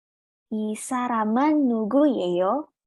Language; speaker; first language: Korean; non-native, learner; Indonesian